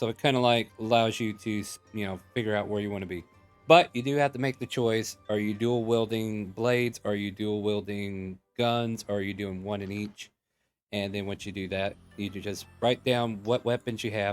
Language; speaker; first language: English; native; English